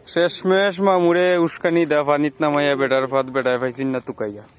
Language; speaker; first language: Bangla; non-native, local second language; Sylheti